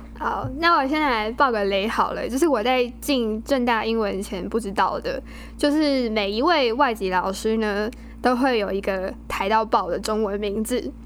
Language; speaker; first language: Chinese; native; Chinese